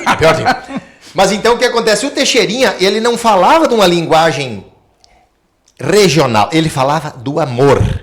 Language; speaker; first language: Portuguese; native; Portuguese